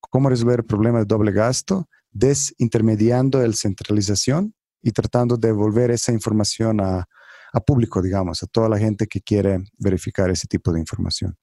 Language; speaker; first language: Spanish; non-native, fluent; Croatian